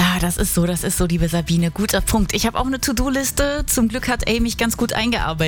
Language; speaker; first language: German; native; German